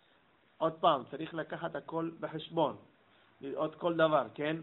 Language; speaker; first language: Hebrew; non-native, fluent; English